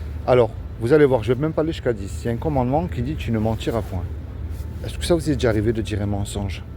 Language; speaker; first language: French; native; French